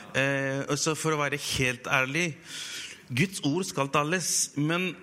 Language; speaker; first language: Norwegian; non-native, fluent; Spanish